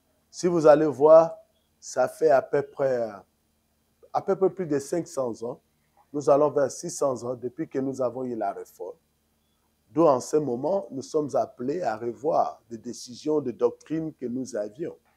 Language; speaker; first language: French; non-native, local second language; Lingala